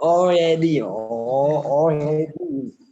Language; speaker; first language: English; non-native, learner; Indonesian